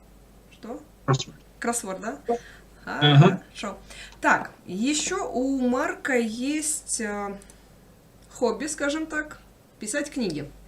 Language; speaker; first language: Russian; native; Russian